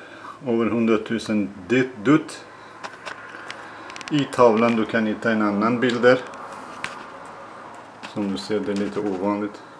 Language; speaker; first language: Swedish; non-native, learner; Persian